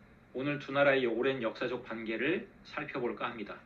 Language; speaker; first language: Korean; native; Korean